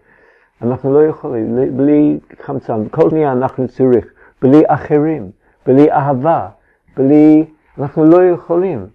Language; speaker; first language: Hebrew; non-native, fluent; English